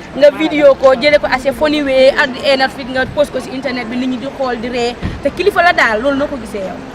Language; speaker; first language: Wolof; native; Wolof